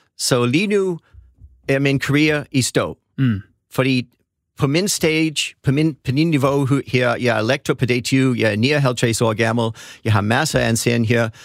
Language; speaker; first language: Danish; non-native, fluent; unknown